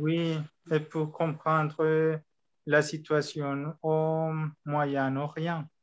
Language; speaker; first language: French; non-native, learner; Spanish